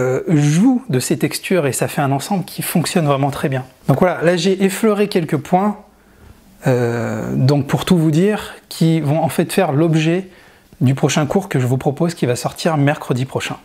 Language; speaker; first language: French; native; French